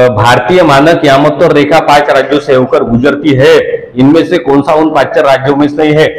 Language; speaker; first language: Hindi; non-native, local second language; Marathi